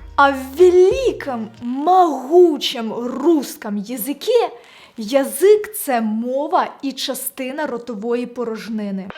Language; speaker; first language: Ukrainian; non-native, local second language; Russian